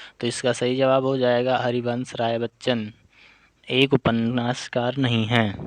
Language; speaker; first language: Hindi; native; Hindi